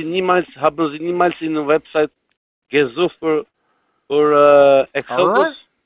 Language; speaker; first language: German; non-native, fluent; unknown